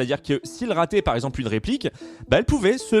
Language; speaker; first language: French; native; French